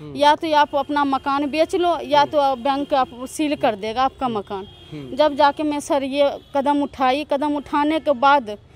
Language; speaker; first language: Hindi; native; Hindi